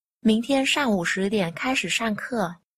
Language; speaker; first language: Chinese; non-native, fluent; Vietnamese